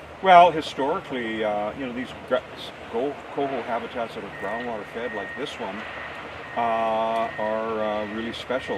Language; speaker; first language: English; native; English